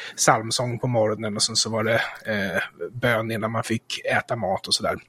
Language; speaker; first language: Swedish; native; Swedish